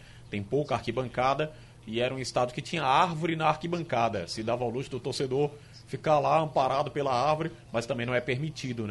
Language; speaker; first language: Portuguese; native; Portuguese